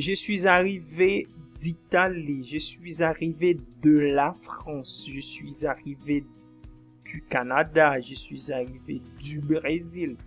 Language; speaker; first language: French; non-native, fluent; Portuguese